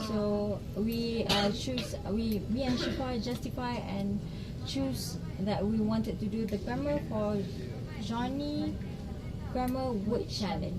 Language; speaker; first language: English; non-native, local second language; Malay